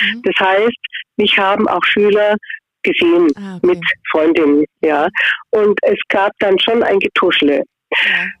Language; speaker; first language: German; native; German